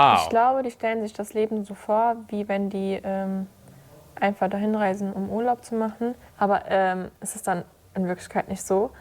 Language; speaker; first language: German; early bilingual, other home language; Turkish